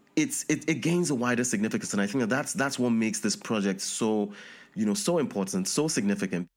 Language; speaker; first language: English; non-native, local second language; Yoruba